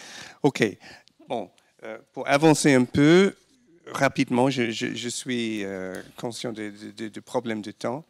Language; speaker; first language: French; non-native, fluent; English